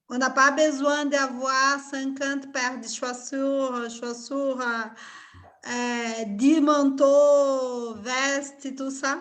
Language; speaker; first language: French; non-native, fluent; Portuguese